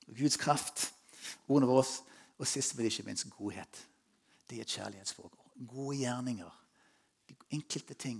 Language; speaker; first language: Norwegian; non-native, fluent; English